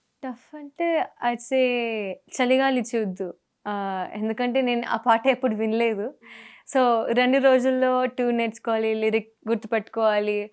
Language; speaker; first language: Telugu; early bilingual, heritage; Telugu